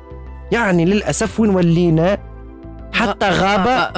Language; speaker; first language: Arabic; native; Arabic